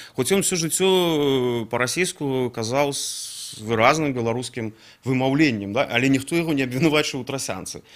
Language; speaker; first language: Belarusian; non-native, local second language; Russian